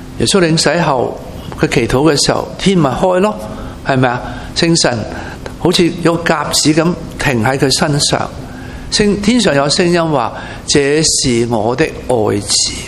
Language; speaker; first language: Chinese; non-native, local second language; Cantonese